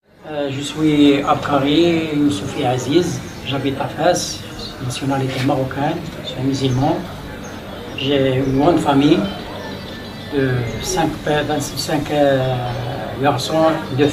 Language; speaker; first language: French; non-native, local second language; Arabic